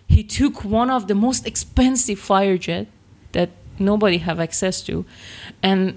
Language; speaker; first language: English; non-native, fluent; Persian